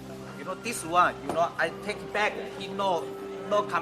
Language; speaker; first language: English; non-native, learner; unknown